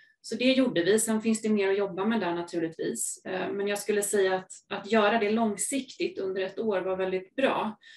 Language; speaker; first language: Swedish; native; Swedish